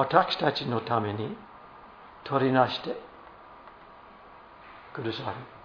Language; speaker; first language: Japanese; non-native, fluent; English